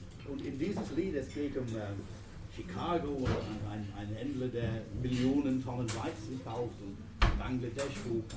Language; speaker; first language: German; non-native, fluent; English